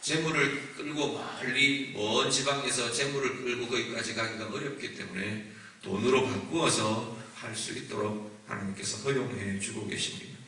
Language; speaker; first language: Korean; native; Korean